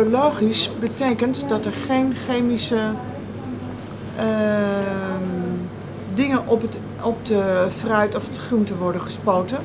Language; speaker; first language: Dutch; native; Dutch